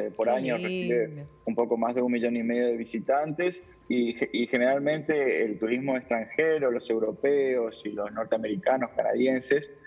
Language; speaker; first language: Spanish; native; Spanish